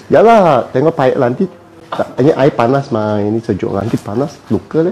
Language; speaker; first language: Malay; non-native, local second language; Chinese